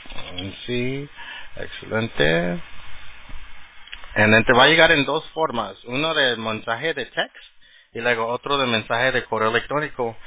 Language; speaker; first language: Spanish; early bilingual, heritage; Spanish